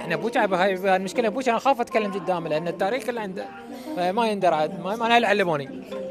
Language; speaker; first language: Arabic; native; Arabic